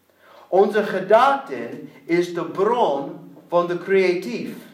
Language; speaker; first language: Dutch; non-native, learner; English